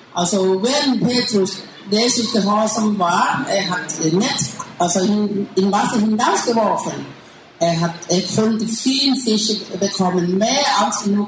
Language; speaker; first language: German; non-native, learner; Thai